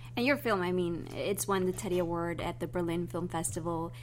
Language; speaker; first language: English; native; English